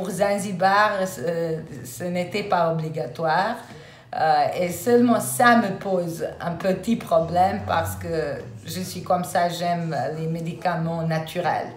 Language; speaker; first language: French; non-native, fluent; Serbian